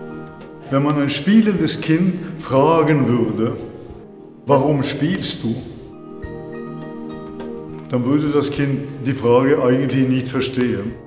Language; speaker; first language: German; non-native, fluent; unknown